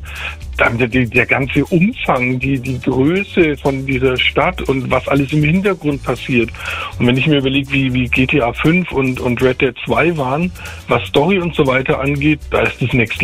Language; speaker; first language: German; native; German